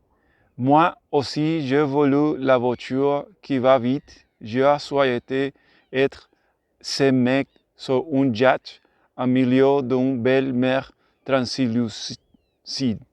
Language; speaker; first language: French; non-native, learner; Spanish